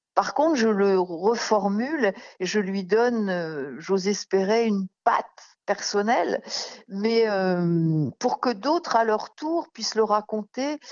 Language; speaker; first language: French; native; French